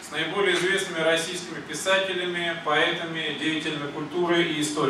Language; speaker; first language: Russian; native; Russian